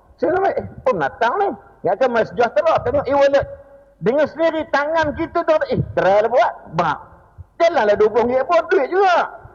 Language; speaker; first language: Malay; native; Malay